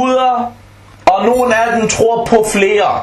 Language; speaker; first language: Danish; non-native, fluent; Arabic